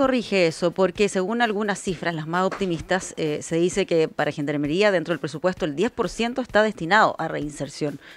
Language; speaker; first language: Spanish; native; Spanish